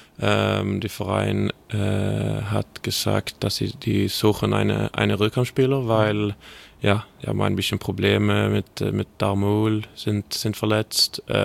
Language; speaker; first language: German; non-native, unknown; Swedish